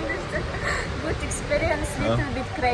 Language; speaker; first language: English; non-native, learner; Russian